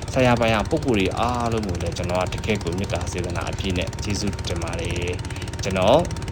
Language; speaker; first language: Burmese; non-native, local second language; Pa'o Karen